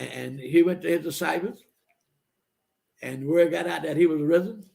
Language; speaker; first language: English; native; English